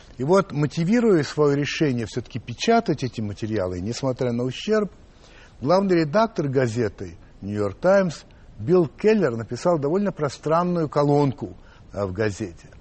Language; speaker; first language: Russian; early bilingual, other home language; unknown